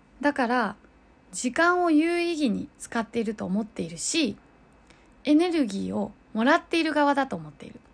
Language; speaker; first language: Japanese; early bilingual, other home language; Chinese